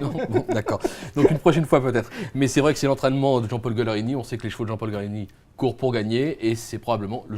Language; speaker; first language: French; native; French